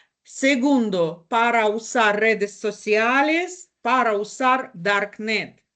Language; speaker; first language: Spanish; non-native, learner; Russian